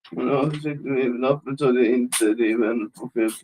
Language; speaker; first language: Swedish; early bilingual, other home language; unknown